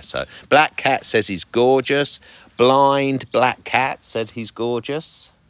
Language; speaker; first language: English; native; English